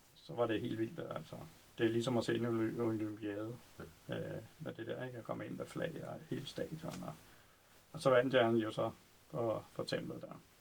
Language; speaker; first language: Danish; native; Danish